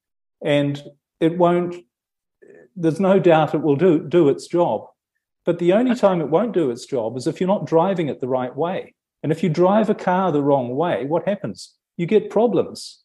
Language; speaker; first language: English; native; English